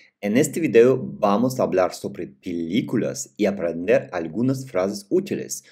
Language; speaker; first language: Spanish; non-native, fluent; Russian